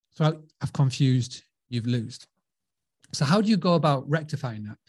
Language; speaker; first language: English; native; English